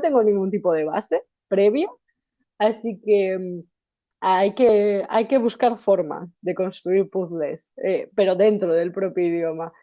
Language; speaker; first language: Spanish; native; Spanish